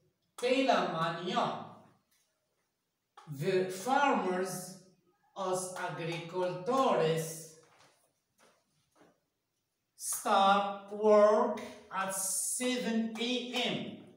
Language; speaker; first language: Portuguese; non-native, learner; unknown